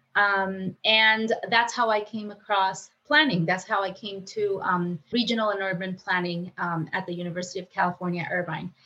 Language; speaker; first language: English; non-native, fluent; Spanish